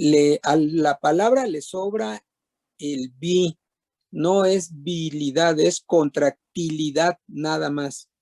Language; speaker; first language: Spanish; native; Spanish